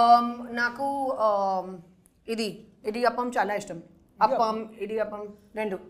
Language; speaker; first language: Telugu; non-native, fluent; Hindi